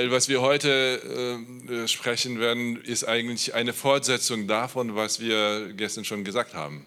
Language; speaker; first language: German; non-native, learner; Polish